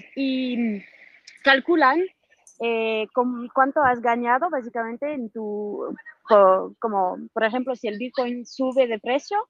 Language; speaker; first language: Spanish; non-native, fluent; French